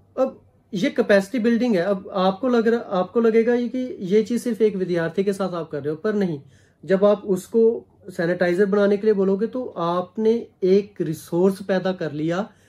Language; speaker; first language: Hindi; non-native, local second language; Punjabi